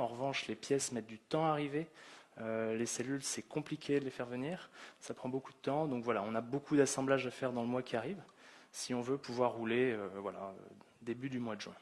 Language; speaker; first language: French; native; French